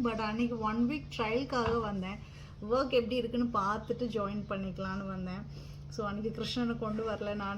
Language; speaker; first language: Tamil; non-native, local second language; Malayalam